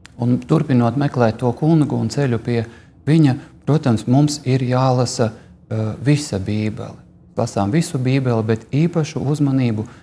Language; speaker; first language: Latvian; native; Latvian